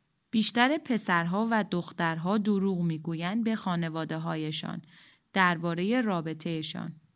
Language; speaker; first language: Persian; native; Persian